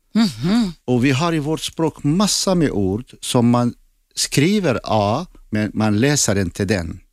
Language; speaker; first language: Swedish; non-native, fluent; Assyrian Neo-Aramaic